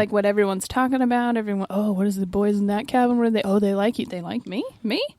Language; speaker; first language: English; native; English